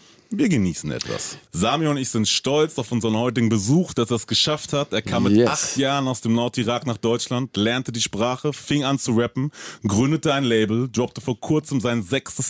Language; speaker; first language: German; native; German